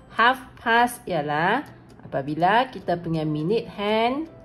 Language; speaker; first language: Malay; non-native, local second language; Chinese